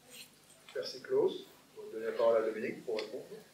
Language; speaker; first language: French; native; French